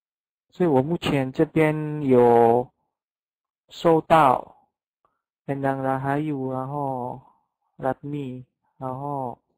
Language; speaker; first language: Chinese; non-native, fluent; Indonesian